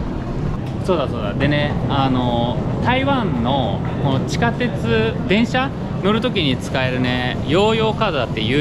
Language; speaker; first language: Japanese; native; Japanese